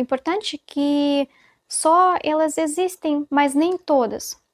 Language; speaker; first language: Portuguese; non-native, fluent; Russian